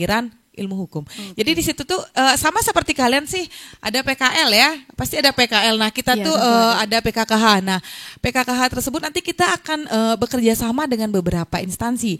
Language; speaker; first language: Indonesian; native; Indonesian